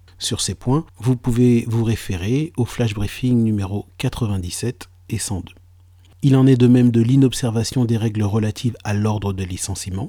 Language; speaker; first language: French; native; French